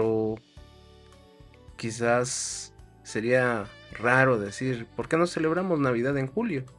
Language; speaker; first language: Spanish; native; Spanish